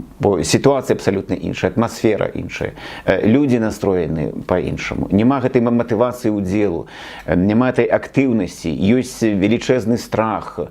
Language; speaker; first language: Belarusian; native; Belarusian